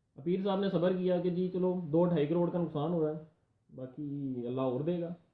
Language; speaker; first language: Urdu; non-native, local second language; Punjabi